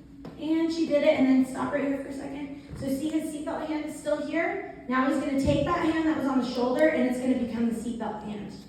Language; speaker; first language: English; native; English